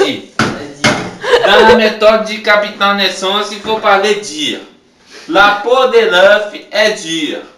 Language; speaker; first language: French; non-native, learner; Portuguese